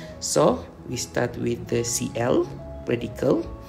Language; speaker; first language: English; non-native, local second language; Malay